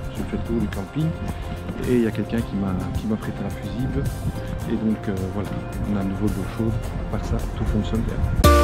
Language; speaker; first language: French; native; French